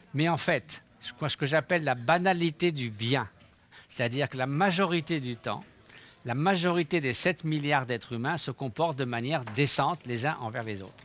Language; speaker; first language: French; native; French